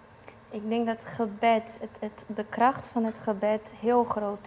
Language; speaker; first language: Dutch; non-native, fluent; Portuguese